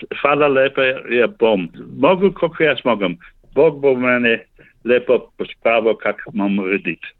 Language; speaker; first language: Slovenian; early bilingual, heritage; Slovenian